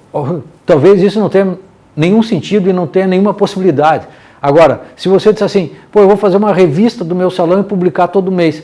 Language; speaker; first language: Portuguese; native; Portuguese